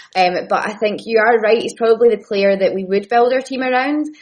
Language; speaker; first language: English; native; English